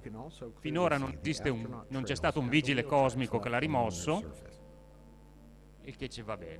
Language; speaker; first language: Italian; native; Italian